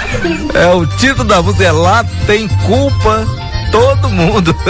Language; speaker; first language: Portuguese; native; Portuguese